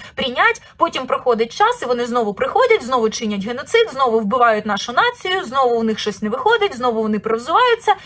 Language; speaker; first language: Ukrainian; native; Ukrainian